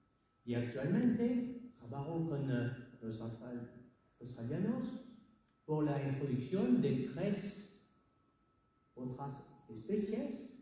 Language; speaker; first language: Spanish; non-native, learner; French